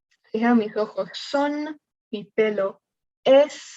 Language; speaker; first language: Spanish; non-native, learner; English